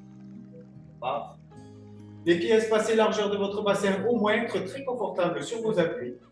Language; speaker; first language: French; native; French